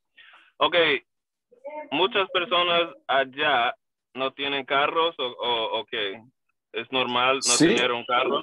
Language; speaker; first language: Spanish; non-native, learner; English